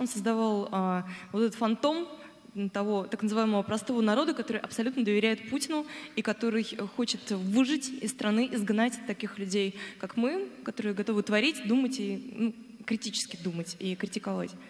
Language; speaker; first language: Russian; native; Russian